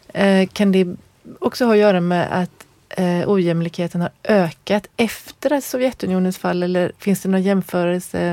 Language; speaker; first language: Swedish; native; Swedish